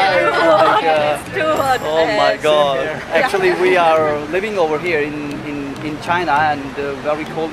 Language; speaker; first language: English; non-native, fluent; Urdu